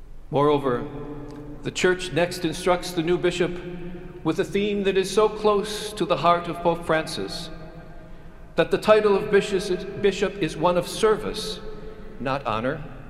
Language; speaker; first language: English; native; English